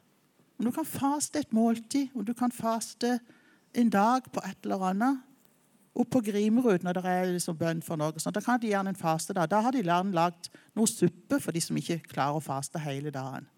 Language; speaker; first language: Norwegian; native; Norwegian